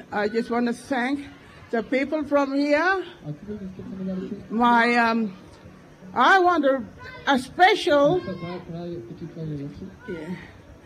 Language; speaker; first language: English; native; English